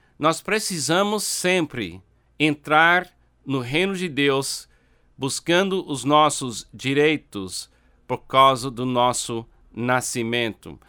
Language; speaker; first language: Portuguese; non-native, fluent; English